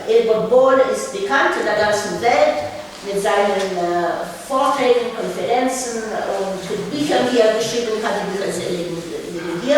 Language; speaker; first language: German; non-native, fluent; Russian